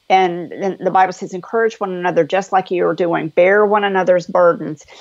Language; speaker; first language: English; native; English